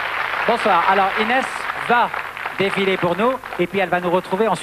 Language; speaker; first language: French; native; French